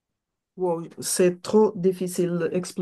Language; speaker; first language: French; non-native, learner; Portuguese